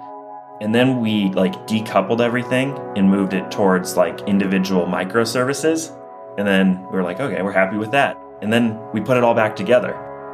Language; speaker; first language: English; native; English